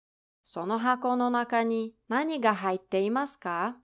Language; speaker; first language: Japanese; non-native, fluent; Lithuanian